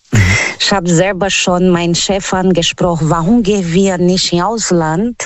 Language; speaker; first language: German; non-native, learner; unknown